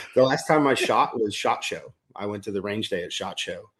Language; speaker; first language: English; native; English